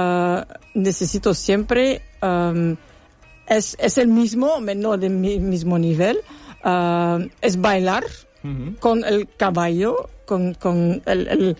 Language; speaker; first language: Spanish; non-native, learner; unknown